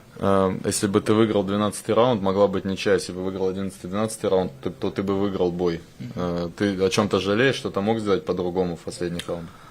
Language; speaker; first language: Russian; native; Russian